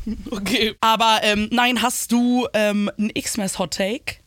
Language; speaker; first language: German; native; German